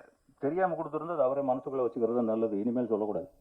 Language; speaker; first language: Tamil; native; Tamil